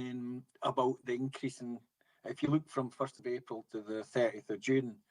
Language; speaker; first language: English; native; English